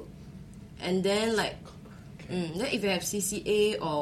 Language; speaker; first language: English; early bilingual, other home language; Chinese